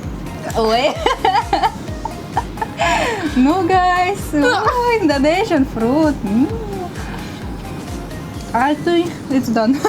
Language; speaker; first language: English; non-native, fluent; Russian